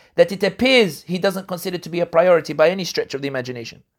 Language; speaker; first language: English; native; English